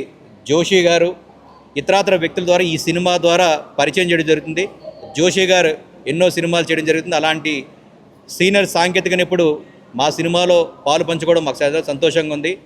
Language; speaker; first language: Telugu; native; Telugu